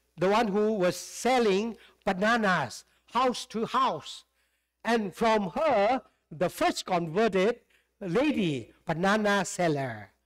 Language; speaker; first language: English; non-native, fluent; Burmese